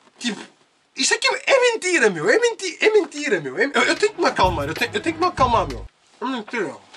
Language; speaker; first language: Portuguese; native; Portuguese